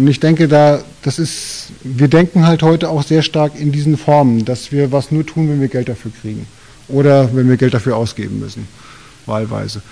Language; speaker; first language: German; native; German